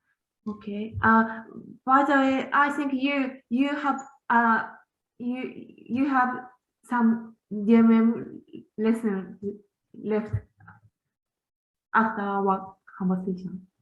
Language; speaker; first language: English; non-native, learner; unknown